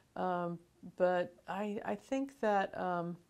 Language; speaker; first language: English; native; English